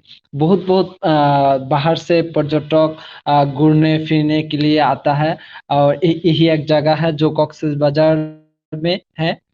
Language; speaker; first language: Hindi; non-native, learner; Bangla